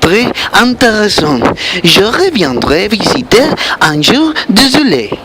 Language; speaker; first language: French; non-native, learner; Spanish